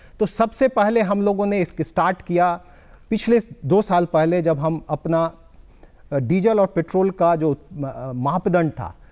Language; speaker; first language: Hindi; native; Hindi